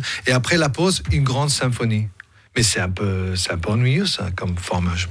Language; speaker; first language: French; non-native, fluent; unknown